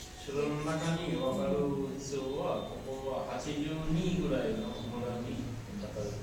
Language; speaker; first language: Japanese; non-native, learner; Bangla